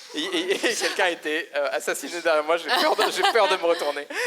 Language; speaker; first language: French; native; French